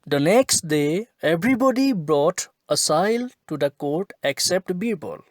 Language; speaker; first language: English; non-native, local second language; Assamese